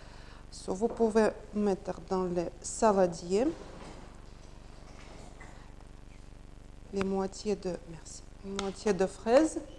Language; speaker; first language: French; non-native, learner; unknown